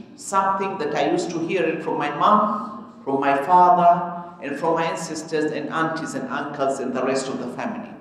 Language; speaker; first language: English; early bilingual, other home language; Arabic